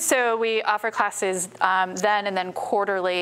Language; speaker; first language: English; native; English